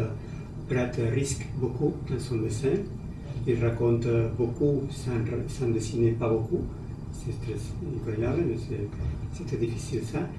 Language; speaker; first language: French; non-native, learner; Spanish